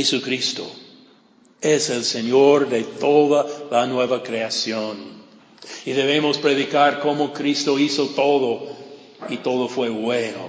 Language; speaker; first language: Spanish; non-native, fluent; English